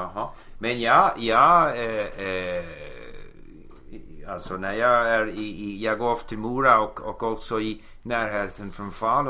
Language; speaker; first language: Swedish; non-native, fluent; English